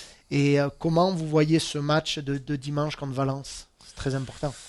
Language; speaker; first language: French; native; French